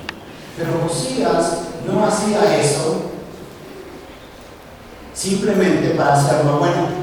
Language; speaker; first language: Spanish; native; Spanish